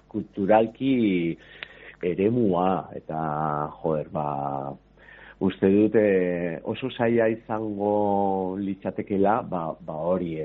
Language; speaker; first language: Basque; non-native, local second language; Spanish